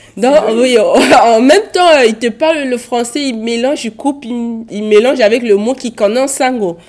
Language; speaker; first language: French; non-native, local second language; Sango